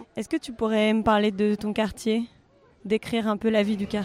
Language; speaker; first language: French; native; French